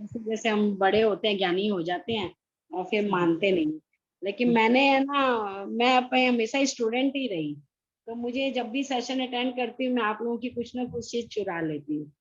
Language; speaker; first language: Hindi; native; Hindi